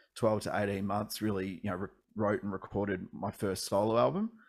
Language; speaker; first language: English; native; English